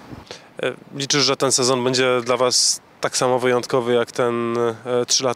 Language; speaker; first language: Polish; native; Polish